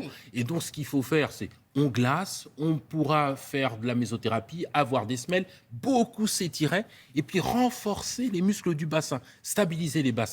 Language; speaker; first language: French; native; French